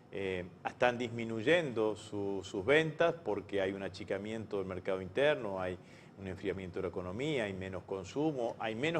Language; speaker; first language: Spanish; native; Spanish